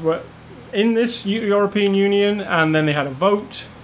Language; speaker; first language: English; native; English